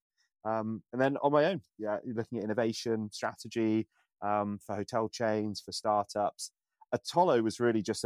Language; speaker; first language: English; native; English